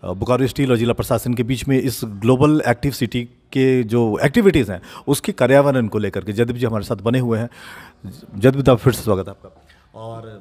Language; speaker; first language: Hindi; native; Hindi